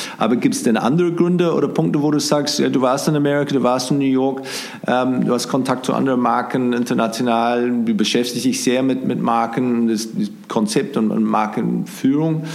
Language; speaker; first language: German; non-native, fluent; English